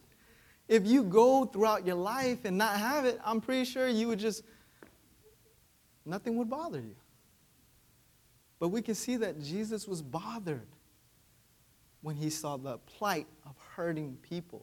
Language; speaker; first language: English; early bilingual, other home language; Vietnamese